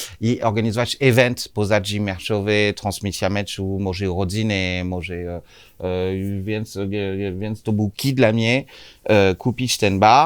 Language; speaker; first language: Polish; non-native, learner; French